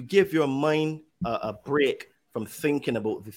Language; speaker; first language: English; native; English